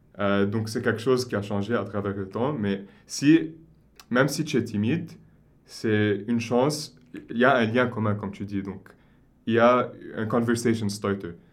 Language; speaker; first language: French; non-native, local second language; Arabic